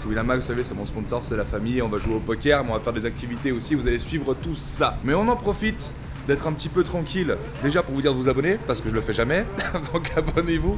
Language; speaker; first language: French; native; French